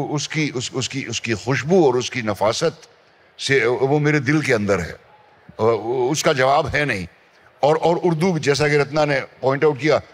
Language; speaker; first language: Hindi; native; Hindi